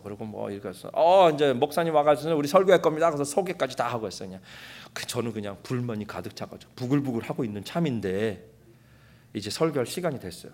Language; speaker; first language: Korean; early bilingual, heritage; Korean